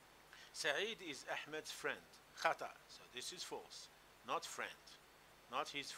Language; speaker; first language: English; non-native, local second language; Arabic